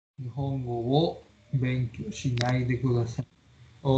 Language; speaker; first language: Japanese; non-native, fluent; Spanish